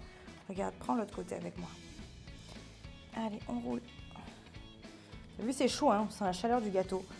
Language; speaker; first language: French; native; French